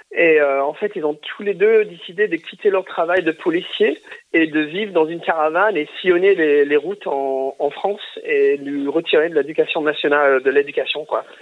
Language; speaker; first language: French; early bilingual, other home language; English